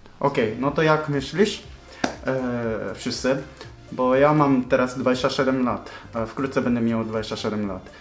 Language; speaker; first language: Polish; non-native, learner; Japanese